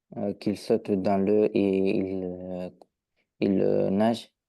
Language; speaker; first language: French; non-native, learner; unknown